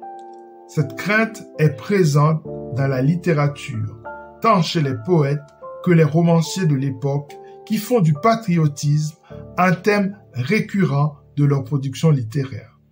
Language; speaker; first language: French; non-native, local second language; Haitian Creole